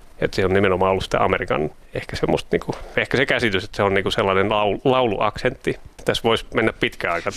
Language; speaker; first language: Finnish; native; Finnish